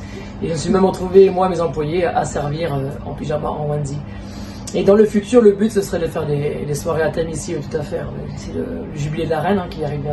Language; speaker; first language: French; native; French